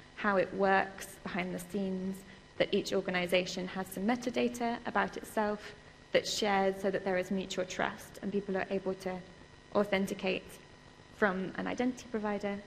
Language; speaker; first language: English; native; English